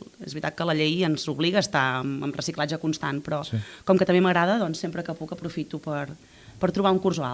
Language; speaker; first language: Catalan; native; Catalan